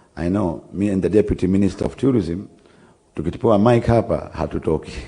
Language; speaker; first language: English; non-native, local second language; Swahili